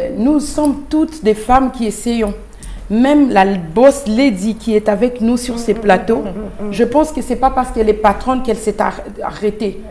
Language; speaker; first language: French; non-native, local second language; Lingala